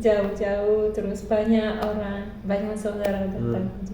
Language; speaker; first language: Indonesian; non-native, learner; Japanese